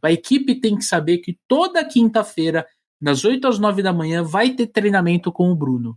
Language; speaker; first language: Portuguese; native; Portuguese